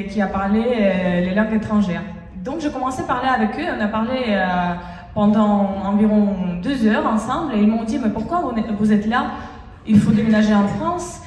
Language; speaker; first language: French; non-native, fluent; Russian